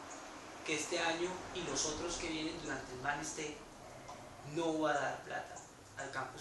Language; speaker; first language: Spanish; native; Spanish